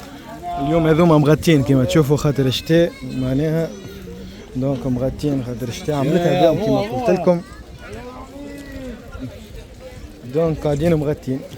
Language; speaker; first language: Arabic; native; Arabic